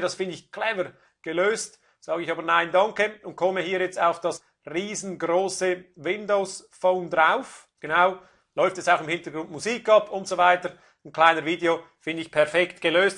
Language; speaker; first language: German; native; German